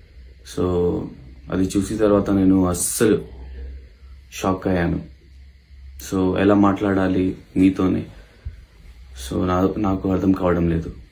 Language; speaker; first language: Telugu; non-native, local second language; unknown